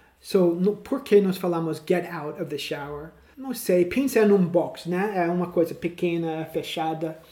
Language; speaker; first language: Portuguese; non-native, learner; English